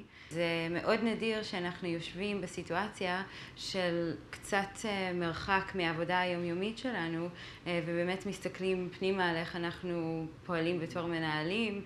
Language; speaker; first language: Hebrew; non-native, fluent; English